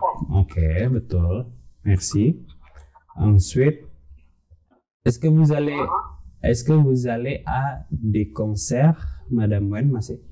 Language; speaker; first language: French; non-native, fluent; Indonesian